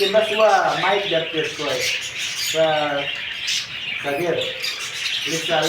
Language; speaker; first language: Arabic; non-native, learner; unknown